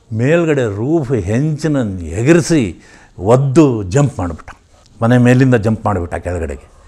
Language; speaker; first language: Kannada; native; Kannada